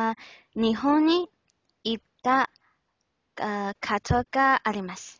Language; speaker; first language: Japanese; non-native, learner; English